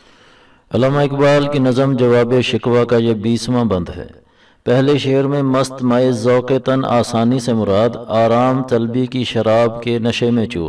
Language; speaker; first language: Urdu; native; Urdu